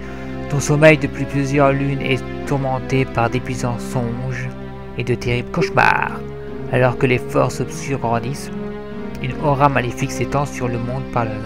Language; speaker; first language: French; native; French